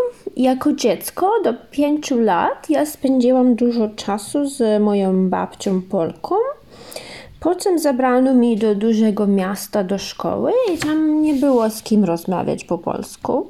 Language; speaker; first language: Polish; early bilingual, heritage; Ukrainian